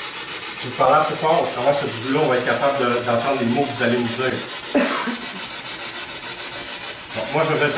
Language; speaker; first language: French; native; French